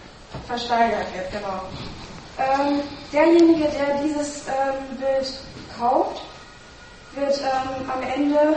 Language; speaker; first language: German; native; German